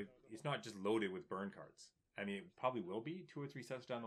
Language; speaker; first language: English; native; English